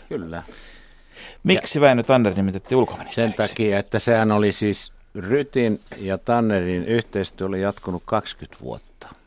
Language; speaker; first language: Finnish; native; Finnish